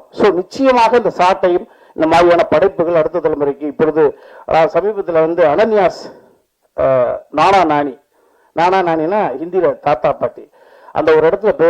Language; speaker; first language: Tamil; native; Tamil